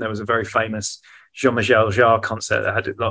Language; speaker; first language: English; native; English